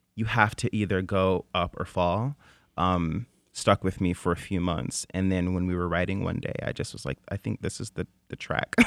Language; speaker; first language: English; native; English